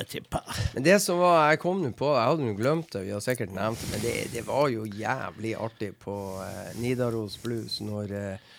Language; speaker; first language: Norwegian; non-native, fluent; English